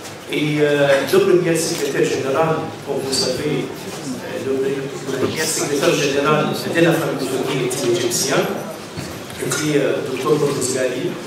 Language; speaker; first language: French; non-native, fluent; Arabic